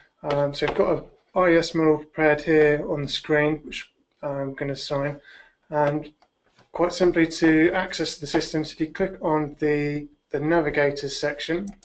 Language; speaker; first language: English; native; English